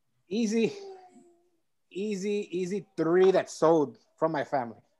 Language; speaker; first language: English; early bilingual, other home language; Spanish